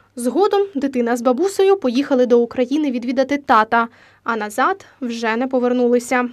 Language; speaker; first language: Ukrainian; native; Ukrainian